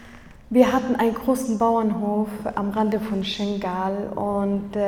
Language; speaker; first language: German; early bilingual, other home language; Kurdish